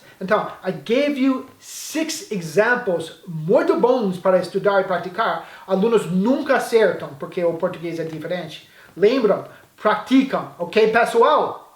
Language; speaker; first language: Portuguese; non-native, fluent; English